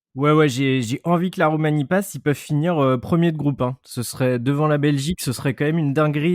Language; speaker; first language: French; native; French